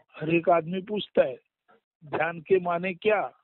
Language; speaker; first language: Hindi; non-native, local second language; Marathi